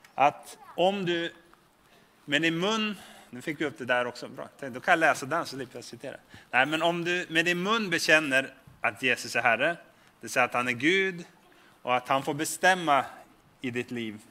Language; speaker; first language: Swedish; native; Swedish